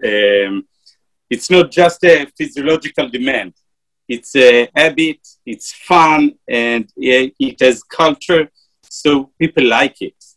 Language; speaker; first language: English; non-native, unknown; Hebrew